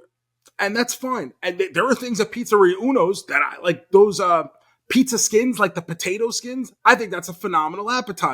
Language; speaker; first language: English; native; English